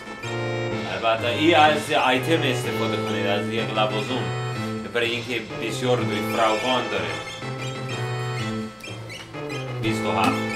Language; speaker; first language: Persian; non-native, learner; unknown